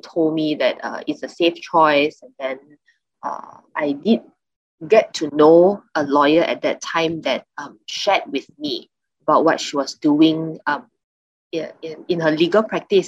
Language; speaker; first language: English; non-native, local second language; Chinese